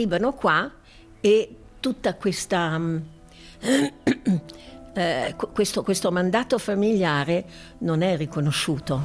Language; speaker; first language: Italian; native; Italian